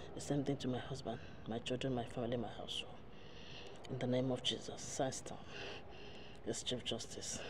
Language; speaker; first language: English; non-native, local second language; Ibibio